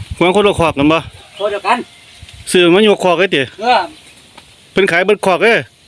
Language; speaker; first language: Thai; native; Thai